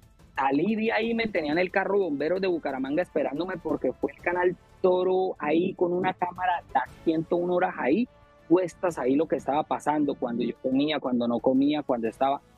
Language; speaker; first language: Spanish; native; Spanish